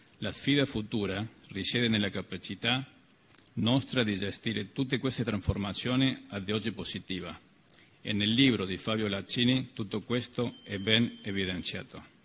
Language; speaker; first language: Italian; early bilingual, heritage; Italian